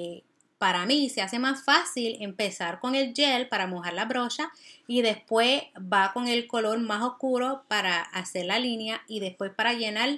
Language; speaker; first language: Spanish; early bilingual, heritage; Spanish